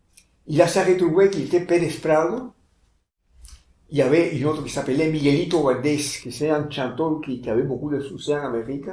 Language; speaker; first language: French; non-native, fluent; Spanish